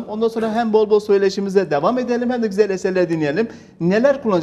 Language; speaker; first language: Turkish; native; Turkish